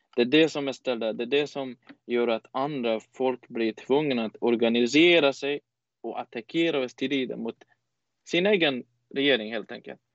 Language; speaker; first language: Swedish; non-native, fluent; Persian